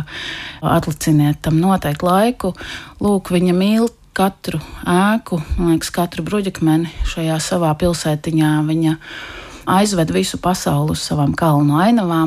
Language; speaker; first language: Latvian; native; Latvian